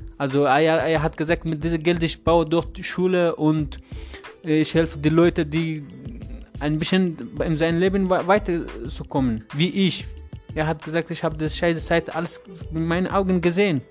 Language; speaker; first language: German; non-native, learner; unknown